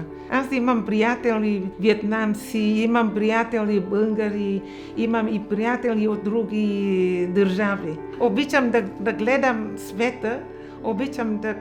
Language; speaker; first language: Bulgarian; non-native, fluent; Vietnamese